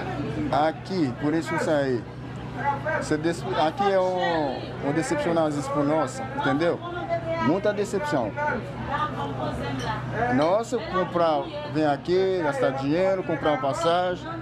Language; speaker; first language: Portuguese; non-native, learner; Haitian Creole